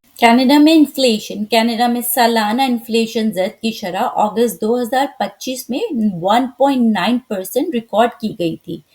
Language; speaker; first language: Urdu; native; Urdu